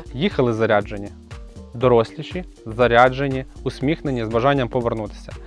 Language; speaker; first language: Ukrainian; native; Ukrainian